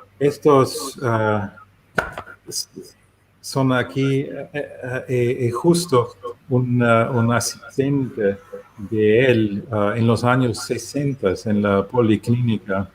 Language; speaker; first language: Spanish; non-native, learner; German